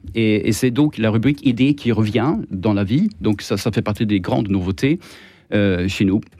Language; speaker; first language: French; non-native, fluent; Swedish